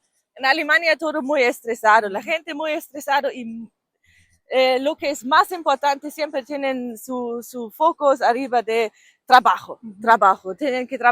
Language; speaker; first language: Spanish; non-native, fluent; German